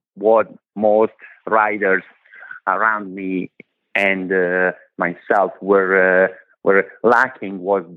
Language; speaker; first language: English; non-native, fluent; Italian